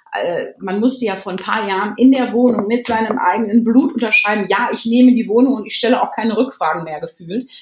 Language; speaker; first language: German; native; German